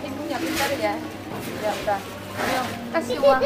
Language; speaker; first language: Indonesian; non-native, fluent; Korean